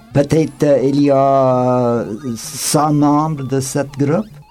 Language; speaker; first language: French; non-native, learner; English